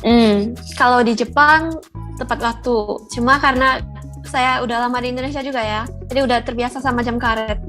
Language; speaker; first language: Indonesian; non-native, fluent; Japanese